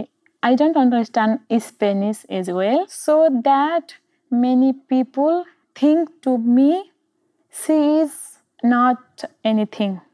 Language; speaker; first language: English; non-native, learner; Nepali